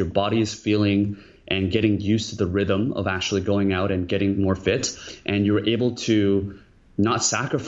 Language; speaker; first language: English; early bilingual, other home language; Korean